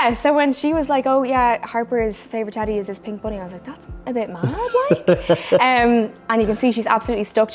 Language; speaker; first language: English; native; English